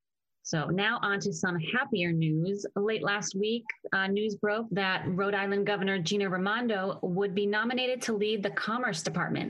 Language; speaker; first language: English; native; English